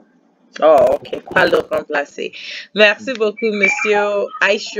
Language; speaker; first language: French; non-native, fluent; Igbo